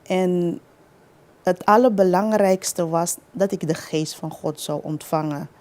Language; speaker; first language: Dutch; non-native, local second language; Papiamento